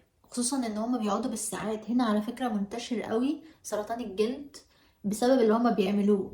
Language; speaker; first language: Arabic; native; Arabic